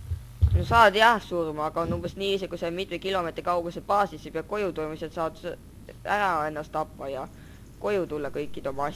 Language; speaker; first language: Estonian; native; Estonian